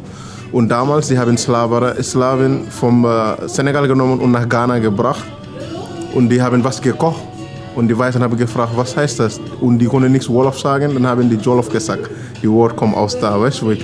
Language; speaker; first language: German; non-native, learner; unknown